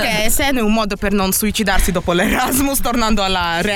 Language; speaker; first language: Italian; native; Italian